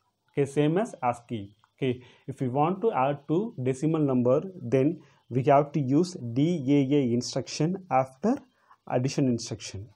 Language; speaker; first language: English; non-native, local second language; Tamil